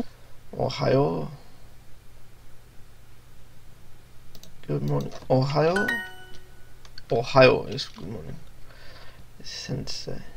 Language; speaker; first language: Japanese; non-native, learner; English